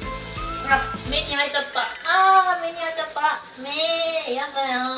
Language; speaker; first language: Japanese; non-native, fluent; German